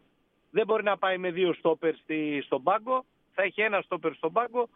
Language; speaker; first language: Greek; native; Greek